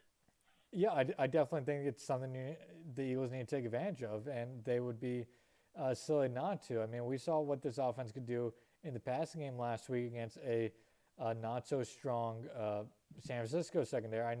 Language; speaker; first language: English; native; English